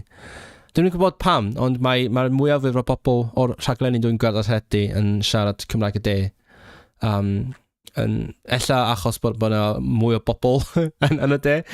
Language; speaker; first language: Welsh; non-native, fluent; Cantonese